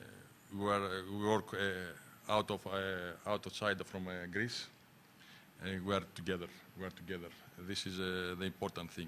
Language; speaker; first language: English; non-native, learner; Greek